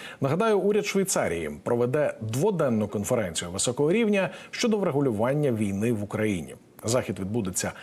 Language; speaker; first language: Ukrainian; native; Ukrainian